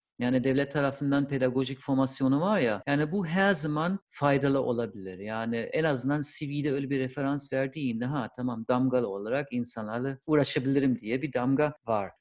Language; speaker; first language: Turkish; non-native, fluent; German